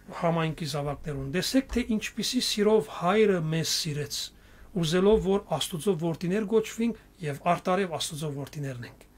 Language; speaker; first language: Armenian; native; Armenian